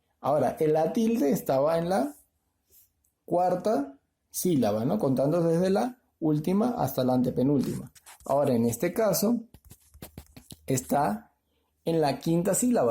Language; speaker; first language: Spanish; native; Spanish